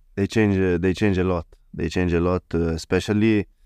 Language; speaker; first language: English; non-native, learner; Italian